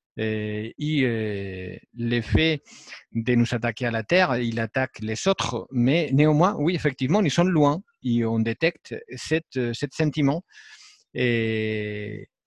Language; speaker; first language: French; non-native, fluent; Spanish